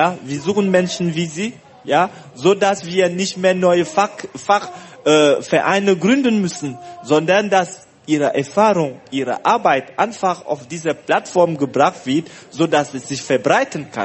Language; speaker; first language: German; non-native, fluent; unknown